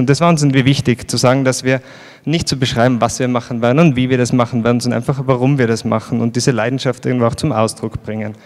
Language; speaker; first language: German; native; German